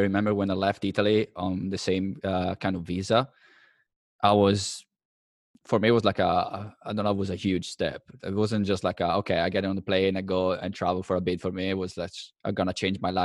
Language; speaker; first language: English; non-native, fluent; Italian